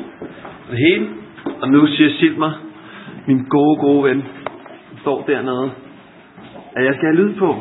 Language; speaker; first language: Danish; native; Danish